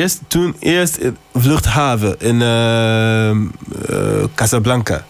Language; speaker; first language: Dutch; non-native, learner; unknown